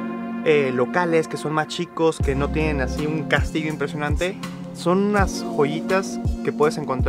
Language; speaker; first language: Spanish; native; Spanish